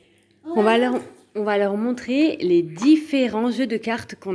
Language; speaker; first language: French; native; French